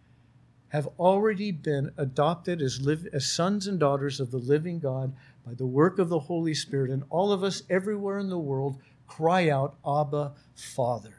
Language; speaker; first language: English; native; English